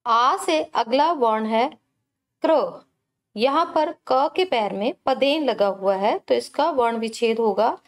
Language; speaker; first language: Hindi; native; Hindi